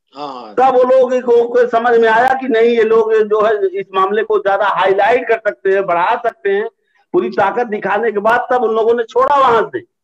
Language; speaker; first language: Hindi; native; Hindi